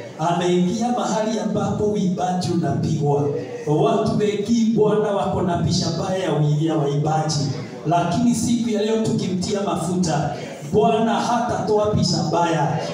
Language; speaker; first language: Swahili; non-native, local second language; Kikuyu